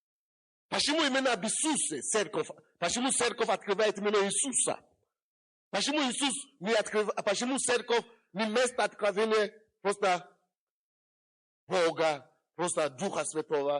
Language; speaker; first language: Russian; non-native, fluent; Yoruba